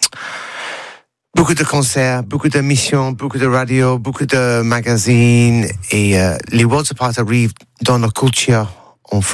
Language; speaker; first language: French; non-native, learner; English